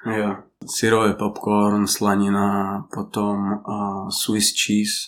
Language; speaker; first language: Czech; non-native, fluent; Russian